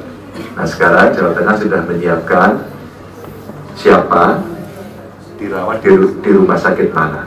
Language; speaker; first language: Indonesian; native; Indonesian